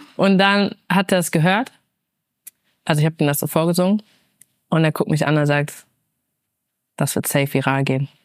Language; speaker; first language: German; native; German